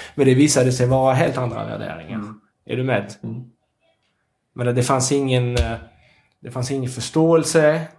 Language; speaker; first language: Swedish; non-native, fluent; French